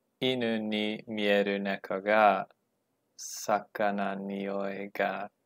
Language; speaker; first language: Japanese; non-native, learner; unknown